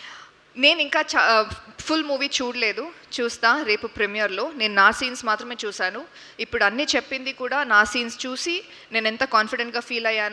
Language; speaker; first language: Telugu; non-native, local second language; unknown